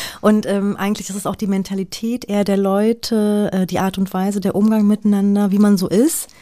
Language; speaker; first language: German; native; German